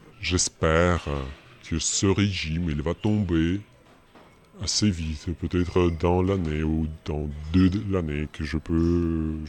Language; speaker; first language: French; non-native, fluent; Russian